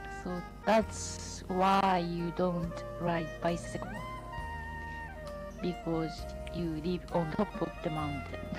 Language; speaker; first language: English; non-native, learner; Japanese